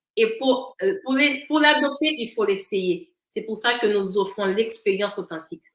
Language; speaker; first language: French; non-native, local second language; Haitian Creole